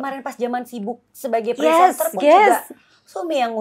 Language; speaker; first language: Indonesian; native; Indonesian